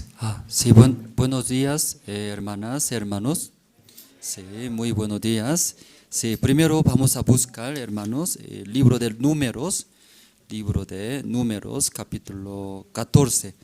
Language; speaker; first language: Spanish; non-native, learner; Korean